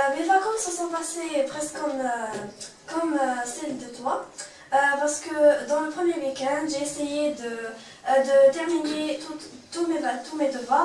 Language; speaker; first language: French; non-native, local second language; Arabic